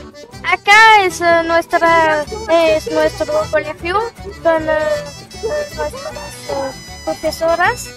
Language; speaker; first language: Spanish; non-native, learner; French